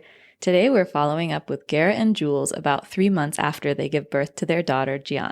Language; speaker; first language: English; native; English